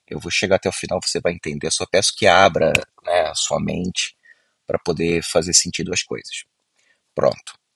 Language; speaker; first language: Portuguese; native; Portuguese